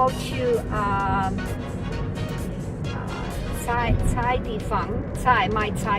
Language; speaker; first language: Chinese; non-native, learner; English